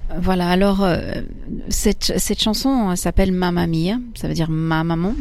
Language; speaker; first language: French; early bilingual, other home language; Italian